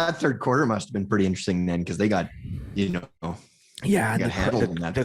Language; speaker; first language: English; native; English